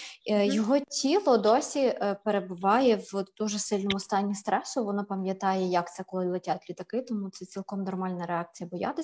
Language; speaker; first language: Ukrainian; native; Ukrainian